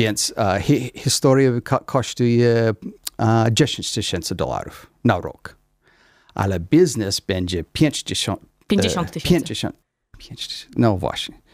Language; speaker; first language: Polish; non-native, learner; English